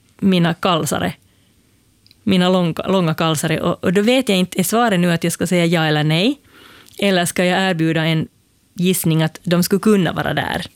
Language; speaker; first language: Swedish; native; Swedish